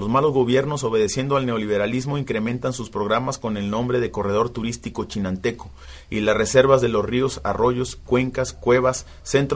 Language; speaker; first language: Spanish; native; Spanish